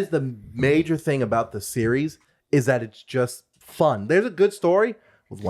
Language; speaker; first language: English; native; English